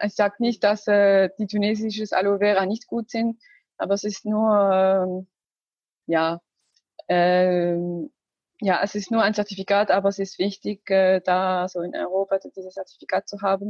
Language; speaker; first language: German; non-native, learner; Arabic